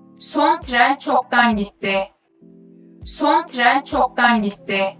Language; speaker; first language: Turkish; non-native, fluent; Uzbek